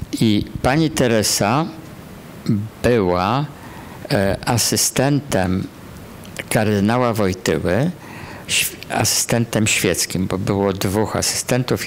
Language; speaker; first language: Polish; native; Polish